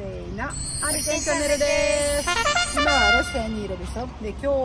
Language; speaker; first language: Japanese; non-native, learner; Russian